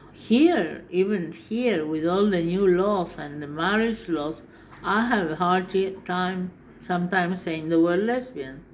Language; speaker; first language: English; non-native, fluent; Spanish